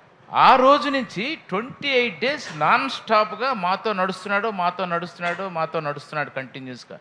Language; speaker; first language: Telugu; native; Telugu